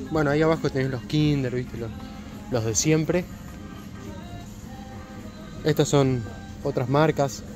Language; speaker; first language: Spanish; native; Spanish